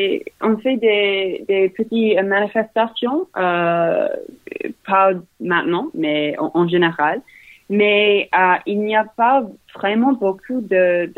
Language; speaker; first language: French; non-native, learner; English